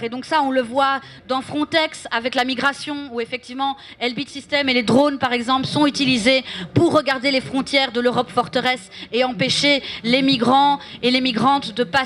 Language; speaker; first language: French; native; French